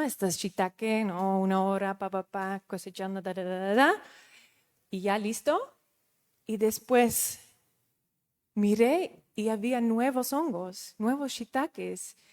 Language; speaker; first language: Spanish; non-native, fluent; Dutch